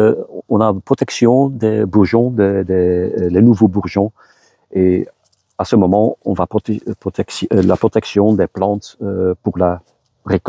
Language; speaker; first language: French; non-native, local second language; Dutch